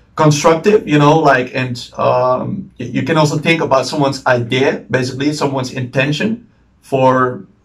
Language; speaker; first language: English; non-native, fluent; Dutch